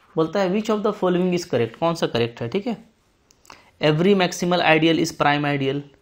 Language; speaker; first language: Hindi; native; Hindi